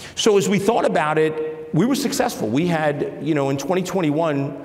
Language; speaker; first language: English; native; English